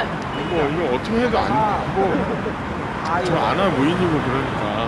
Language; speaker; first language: Korean; native; Korean